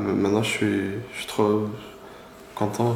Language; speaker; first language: French; non-native, learner; Persian